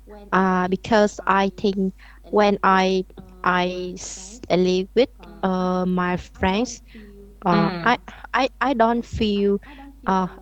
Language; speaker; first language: English; non-native, learner; Vietnamese